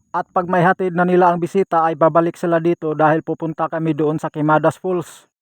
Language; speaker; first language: Filipino; non-native, local second language; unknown